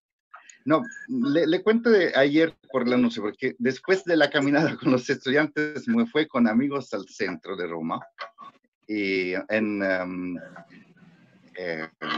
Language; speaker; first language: Spanish; non-native, fluent; Italian